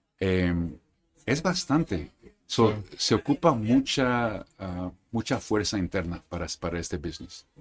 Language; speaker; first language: Spanish; early bilingual, heritage; Spanish